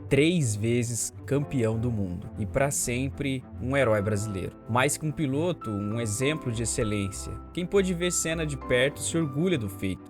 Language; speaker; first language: Portuguese; native; Portuguese